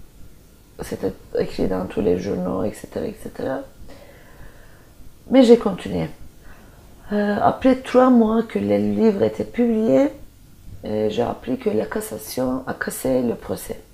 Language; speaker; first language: French; non-native, fluent; Turkish